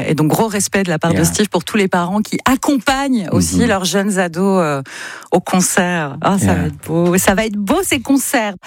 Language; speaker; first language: French; native; French